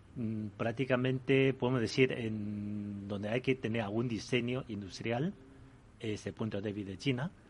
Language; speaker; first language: Spanish; early bilingual, other home language; Chinese